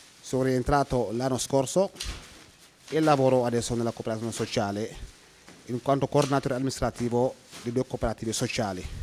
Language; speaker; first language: Italian; non-native, fluent; Wolof